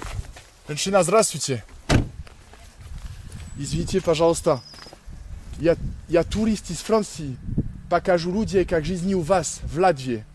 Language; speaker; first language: Russian; non-native, learner; French